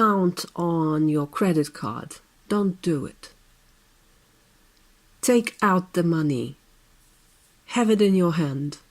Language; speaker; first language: English; non-native, fluent; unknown